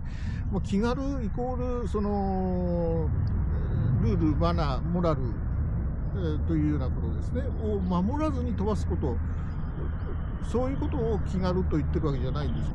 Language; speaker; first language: Japanese; native; Japanese